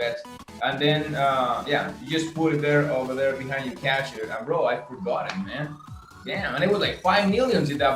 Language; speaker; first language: English; non-native, fluent; Spanish